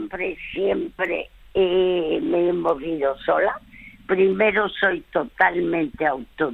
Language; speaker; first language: Spanish; early bilingual, other home language; French